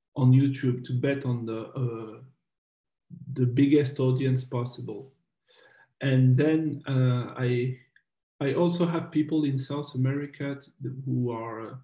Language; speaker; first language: English; non-native, fluent; French